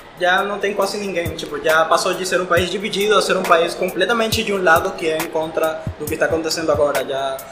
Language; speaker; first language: Portuguese; non-native, fluent; Spanish